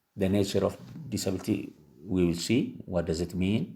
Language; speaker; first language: English; non-native, local second language; Amharic